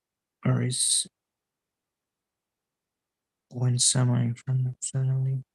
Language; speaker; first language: English; non-native, learner; Spanish